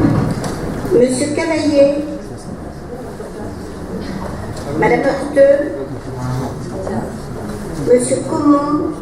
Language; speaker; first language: French; native; French